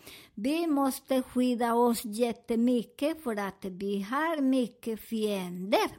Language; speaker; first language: Swedish; non-native, learner; Spanish